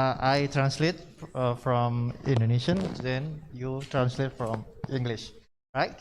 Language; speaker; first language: English; non-native, learner; Indonesian